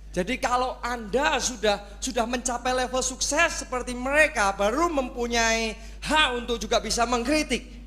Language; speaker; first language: Indonesian; native; Indonesian